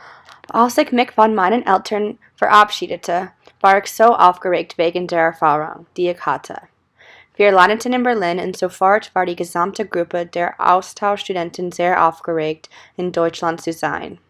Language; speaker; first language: German; non-native, learner; English